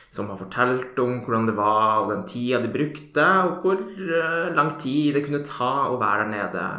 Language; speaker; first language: Norwegian; native; Norwegian